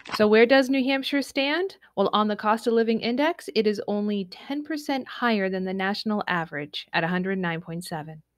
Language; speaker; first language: English; native; English